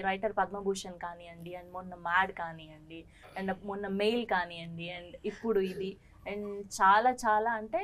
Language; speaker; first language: Telugu; native; Telugu